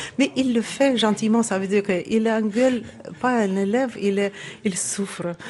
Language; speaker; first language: French; non-native, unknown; Russian